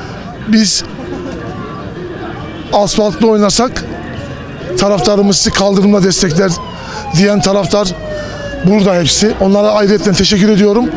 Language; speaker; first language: Turkish; native; Turkish